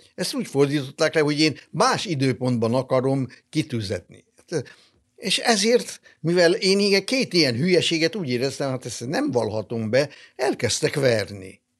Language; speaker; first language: Hungarian; non-native, local second language; German